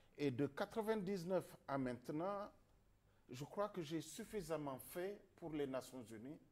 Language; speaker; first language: French; non-native, local second language; Wolof